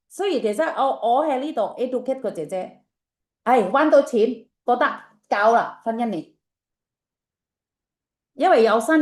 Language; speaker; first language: Chinese; non-native, fluent; Indonesian